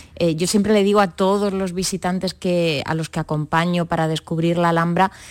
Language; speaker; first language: Spanish; native; Spanish